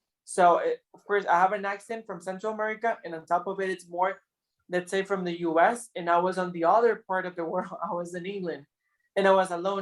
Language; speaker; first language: English; non-native, fluent; Spanish